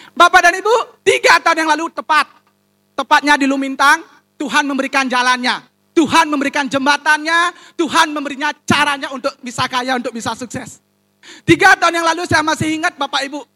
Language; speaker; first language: Indonesian; native; Indonesian